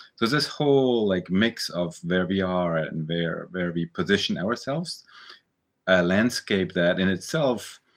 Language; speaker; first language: English; early bilingual, other home language; German